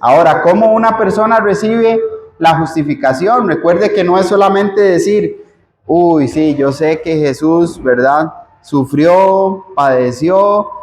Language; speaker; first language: Spanish; native; Spanish